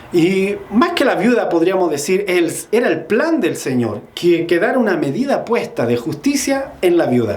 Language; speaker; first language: Spanish; native; Spanish